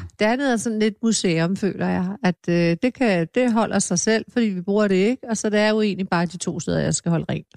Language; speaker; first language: Danish; native; Danish